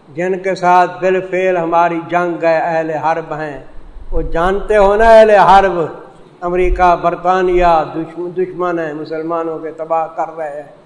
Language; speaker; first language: Urdu; native; Urdu